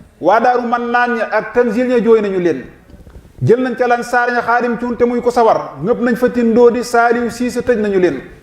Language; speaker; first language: Wolof; native; Wolof